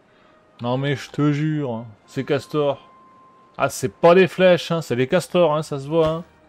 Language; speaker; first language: French; native; French